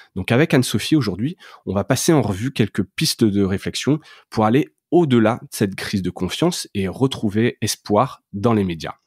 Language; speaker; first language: French; native; French